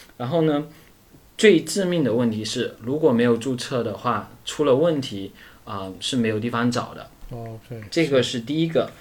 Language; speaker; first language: Chinese; native; Chinese